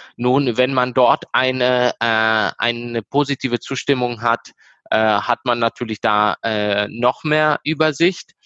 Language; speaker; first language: German; early bilingual, heritage; German